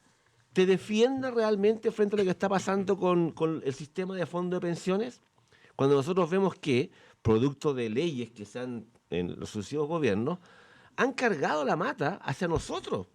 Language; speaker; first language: Spanish; native; Spanish